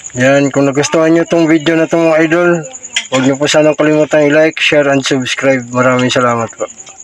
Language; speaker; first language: Filipino; non-native, local second language; Cebuano